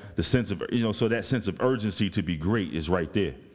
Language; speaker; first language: English; native; English